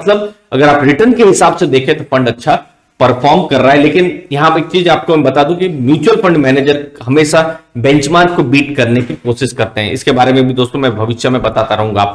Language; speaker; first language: Hindi; native; Hindi